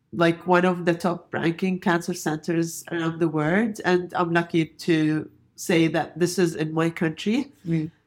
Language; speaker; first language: English; non-native, fluent; Arabic